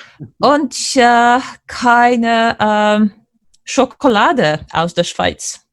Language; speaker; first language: German; non-native, fluent; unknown